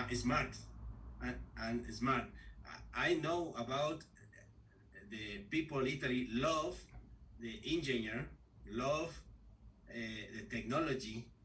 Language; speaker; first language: English; non-native, learner; Spanish